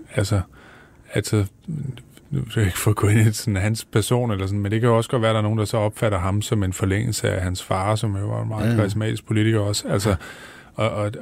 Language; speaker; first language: Danish; native; Danish